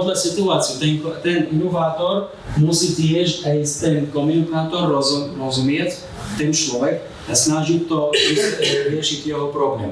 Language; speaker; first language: Slovak; non-native, fluent; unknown